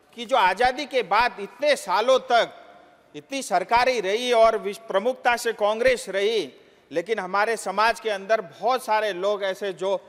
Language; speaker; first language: Hindi; non-native, local second language; Nepali